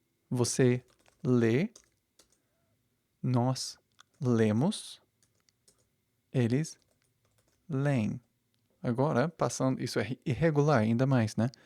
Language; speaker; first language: Portuguese; non-native, fluent; English